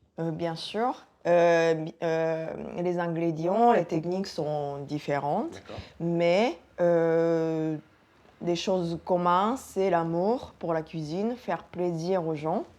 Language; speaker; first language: French; non-native, fluent; Japanese